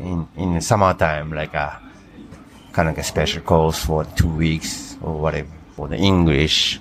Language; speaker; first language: English; non-native, fluent; Japanese